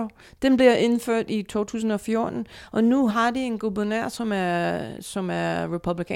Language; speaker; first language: Danish; non-native, fluent; English